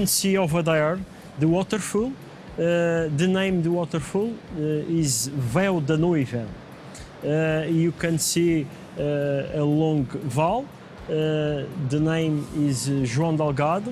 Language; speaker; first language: English; non-native, learner; Portuguese